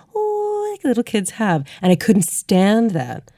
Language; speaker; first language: English; native; English